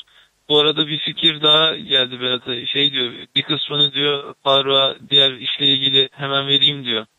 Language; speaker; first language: Turkish; native; Turkish